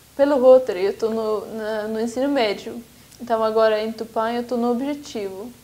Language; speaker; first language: Portuguese; non-native, fluent; Swedish